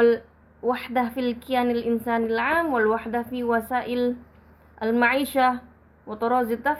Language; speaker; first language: Arabic; non-native, fluent; Indonesian